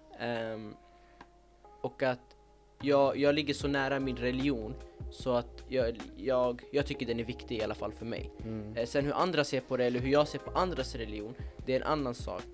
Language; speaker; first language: Swedish; native; Swedish